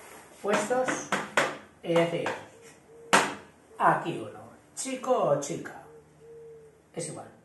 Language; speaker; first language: Spanish; native; Spanish